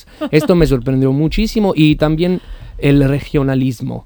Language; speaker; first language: Spanish; non-native, fluent; Italian